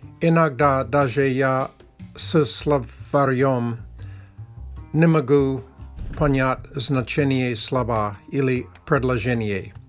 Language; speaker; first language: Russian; non-native, learner; Czech